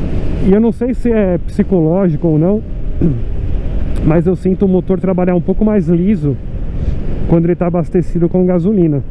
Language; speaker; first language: Portuguese; native; Portuguese